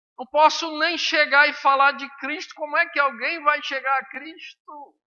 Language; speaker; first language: Portuguese; early bilingual, other home language; English